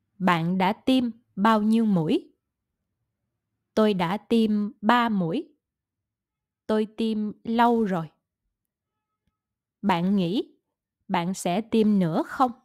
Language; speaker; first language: Vietnamese; non-native, learner; German